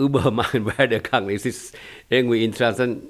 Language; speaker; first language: German; non-native, fluent; Thai